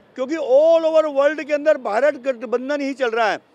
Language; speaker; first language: Hindi; native; Hindi